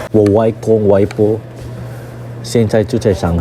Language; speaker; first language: Chinese; non-native, fluent; Indonesian